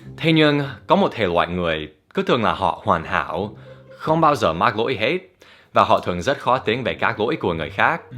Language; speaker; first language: Vietnamese; non-native, fluent; English